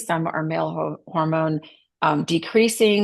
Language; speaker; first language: English; native; English